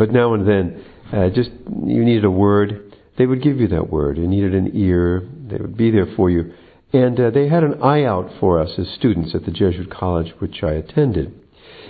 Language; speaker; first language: English; native; English